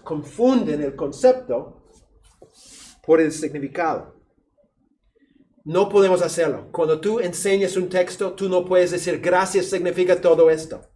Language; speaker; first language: Spanish; non-native, fluent; English